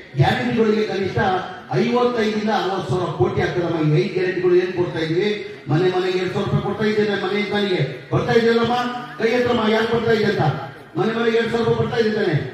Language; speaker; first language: Kannada; non-native, local second language; Urdu